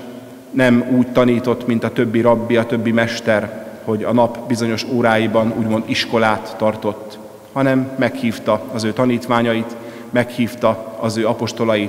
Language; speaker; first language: Hungarian; native; Hungarian